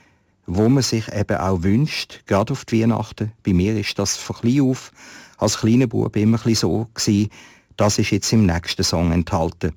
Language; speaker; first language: German; native; German